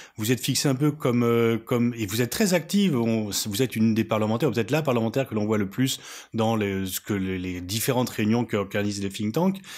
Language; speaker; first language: French; native; French